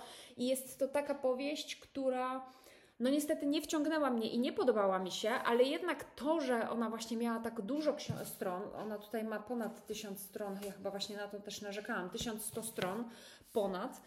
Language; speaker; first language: Polish; native; Polish